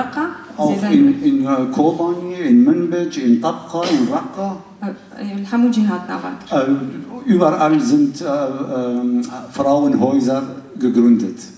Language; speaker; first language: German; non-native, fluent; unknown